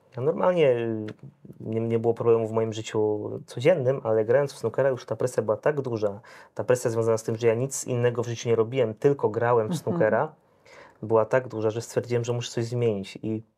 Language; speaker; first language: Polish; native; Polish